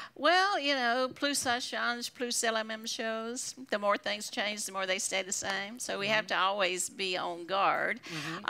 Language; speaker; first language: English; native; English